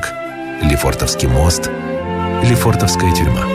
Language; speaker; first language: Russian; native; Russian